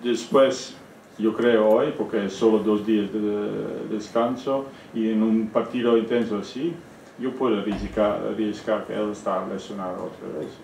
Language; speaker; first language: Spanish; non-native, fluent; Dutch